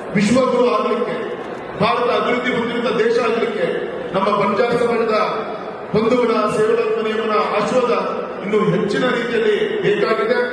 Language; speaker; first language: Kannada; non-native, local second language; Lambadi